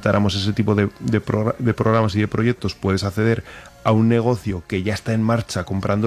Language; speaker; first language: Spanish; native; Spanish